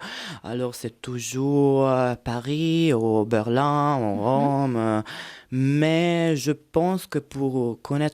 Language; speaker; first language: French; non-native, fluent; Italian